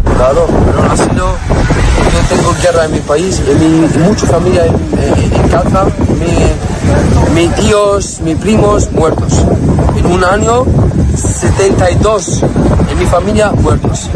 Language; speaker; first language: Spanish; non-native, learner; Arabic